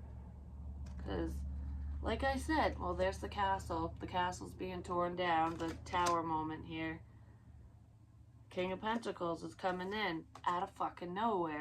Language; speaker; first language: English; native; English